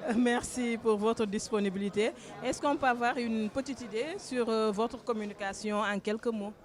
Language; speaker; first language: French; non-native, local second language; Wolof